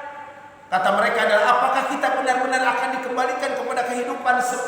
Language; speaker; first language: Indonesian; native; Indonesian